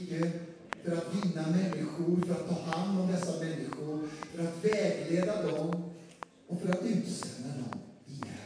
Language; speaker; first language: Swedish; non-native, fluent; Portuguese